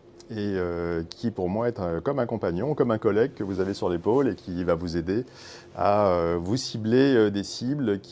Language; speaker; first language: French; native; French